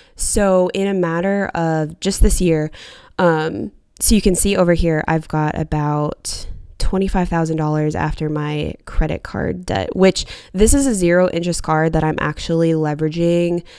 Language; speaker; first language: English; native; English